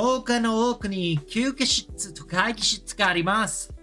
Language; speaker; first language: Japanese; non-native, learner; English